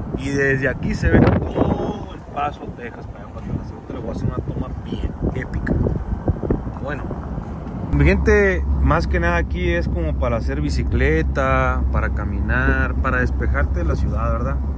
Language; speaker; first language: Spanish; native; Spanish